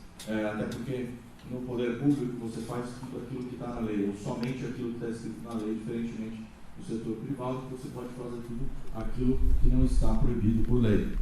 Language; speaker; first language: Portuguese; native; Portuguese